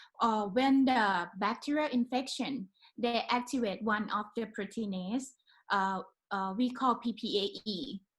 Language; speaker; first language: English; non-native, learner; Thai